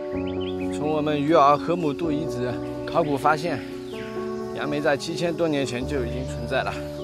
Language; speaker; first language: Chinese; native; Chinese